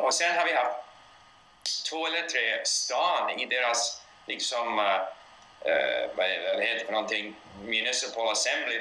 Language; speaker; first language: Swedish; non-native, fluent; English